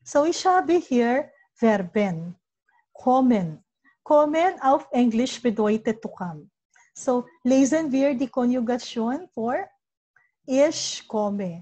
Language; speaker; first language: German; non-native, learner; Filipino